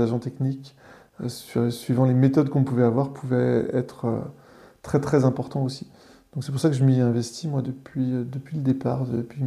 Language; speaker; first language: French; native; French